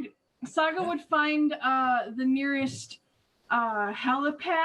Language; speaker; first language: English; native; English